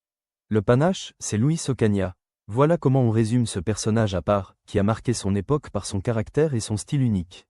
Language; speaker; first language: French; native; French